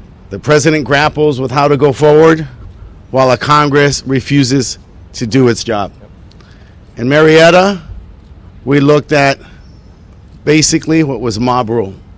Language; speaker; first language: English; early bilingual, other home language; Spanish